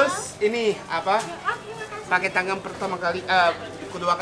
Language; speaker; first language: Indonesian; non-native, fluent; Japanese